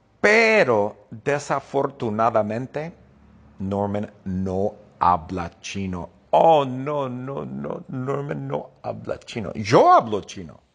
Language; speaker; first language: Spanish; non-native, fluent; English